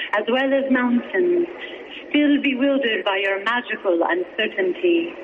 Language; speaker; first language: English; native; English